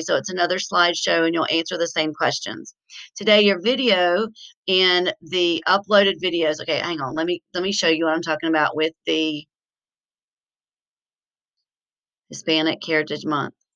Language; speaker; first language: English; native; English